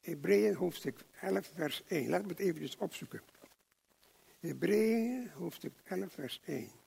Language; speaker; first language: Dutch; non-native, local second language; English